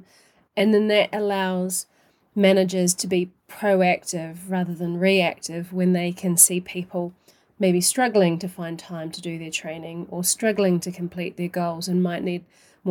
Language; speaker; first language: English; native; English